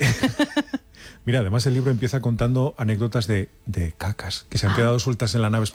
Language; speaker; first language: Spanish; native; Spanish